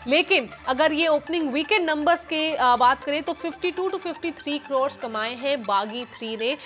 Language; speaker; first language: Hindi; native; Hindi